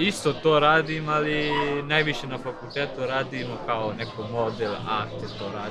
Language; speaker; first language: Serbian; non-native, learner; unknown